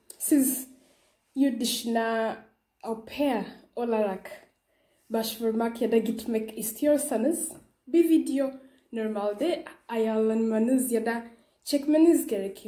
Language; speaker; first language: Turkish; non-native, learner; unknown